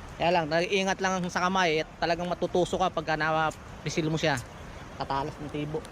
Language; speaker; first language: Filipino; native; Filipino